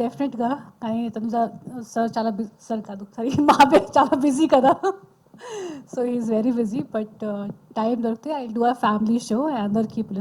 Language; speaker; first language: Telugu; non-native, local second language; Hindi